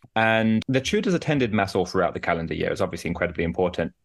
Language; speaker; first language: English; native; English